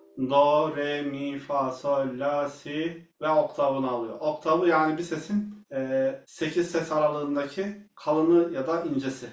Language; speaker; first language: Turkish; native; Turkish